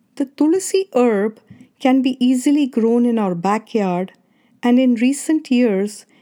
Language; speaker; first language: English; non-native, local second language; Kannada